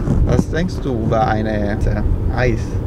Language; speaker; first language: German; non-native, learner; Italian